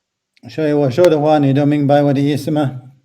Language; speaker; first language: Chinese; non-native, fluent; English